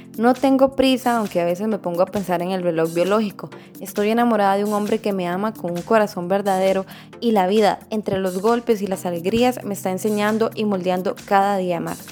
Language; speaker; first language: Spanish; native; Spanish